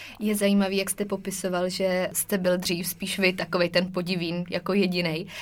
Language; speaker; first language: Czech; native; Czech